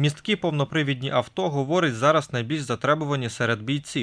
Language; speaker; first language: Ukrainian; native; Ukrainian